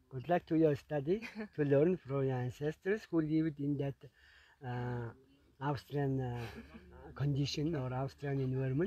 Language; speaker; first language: English; non-native, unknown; Mongolian